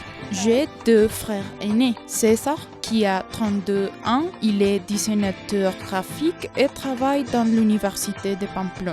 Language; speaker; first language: French; non-native, learner; Spanish